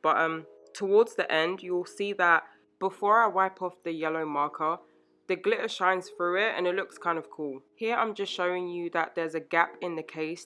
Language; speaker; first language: English; native; English